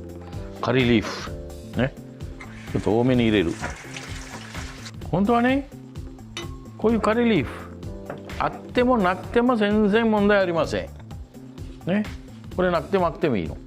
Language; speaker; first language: Japanese; non-native, fluent; Sinhala